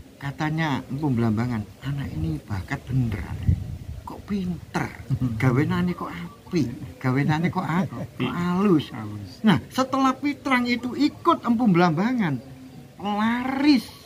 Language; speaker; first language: Indonesian; non-native, local second language; Javanese